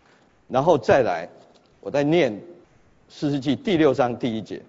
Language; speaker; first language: Chinese; native; Chinese